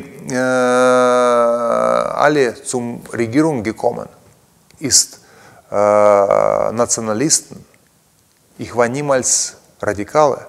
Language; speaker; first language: German; non-native, learner; Russian